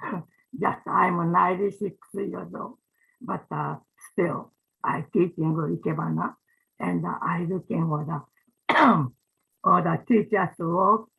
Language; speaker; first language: English; non-native, learner; Japanese